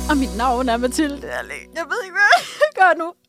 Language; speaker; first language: Danish; native; Danish